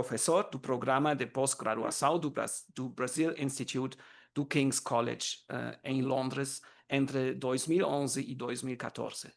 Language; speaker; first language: Portuguese; non-native, learner; German